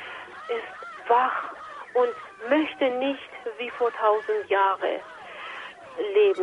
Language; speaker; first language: German; non-native, fluent; Persian